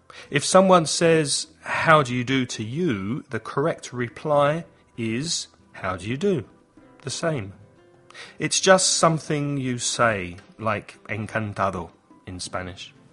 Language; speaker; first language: English; native; English